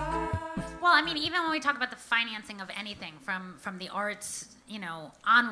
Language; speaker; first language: English; native; English